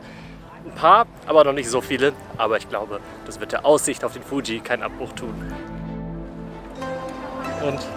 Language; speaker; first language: German; native; German